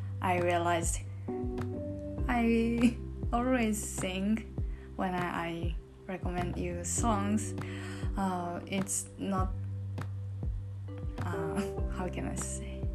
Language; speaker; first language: English; non-native, learner; Japanese